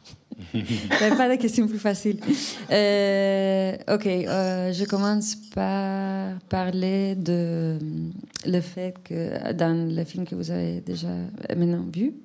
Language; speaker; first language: French; non-native, fluent; Spanish